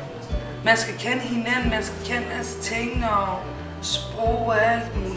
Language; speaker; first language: Danish; non-native, learner; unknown